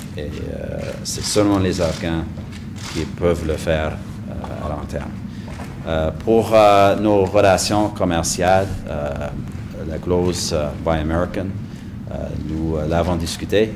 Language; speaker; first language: French; non-native, fluent; English